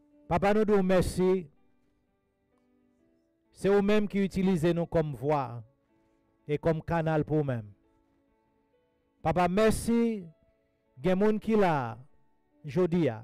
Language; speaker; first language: French; non-native, local second language; Haitian Creole